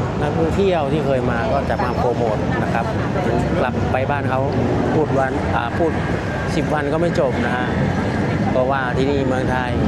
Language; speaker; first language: Thai; native; Thai